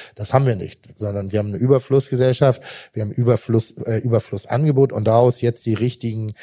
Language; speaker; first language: German; native; German